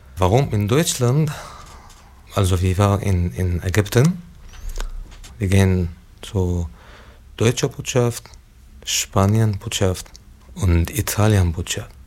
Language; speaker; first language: German; non-native, learner; Arabic